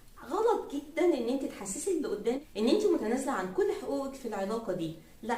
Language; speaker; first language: Arabic; native; Arabic